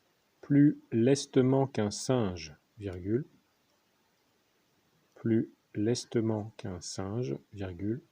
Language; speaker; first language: French; native; French